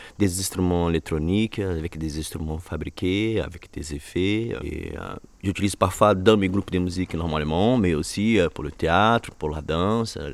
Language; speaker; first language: French; non-native, fluent; Portuguese